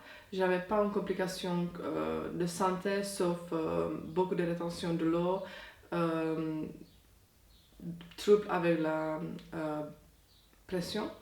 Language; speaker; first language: French; non-native, fluent; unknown